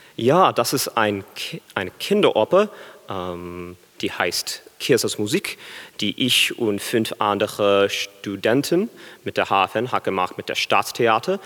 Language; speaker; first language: German; non-native, learner; English